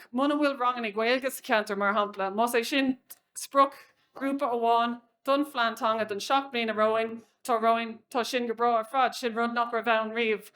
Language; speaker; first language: Irish; non-native, local second language; English